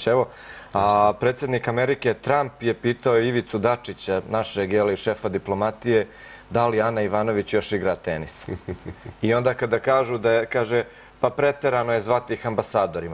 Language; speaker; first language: Croatian; native; Croatian